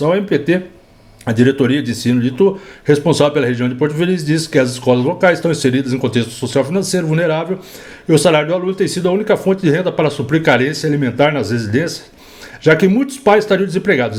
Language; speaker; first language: Portuguese; native; Portuguese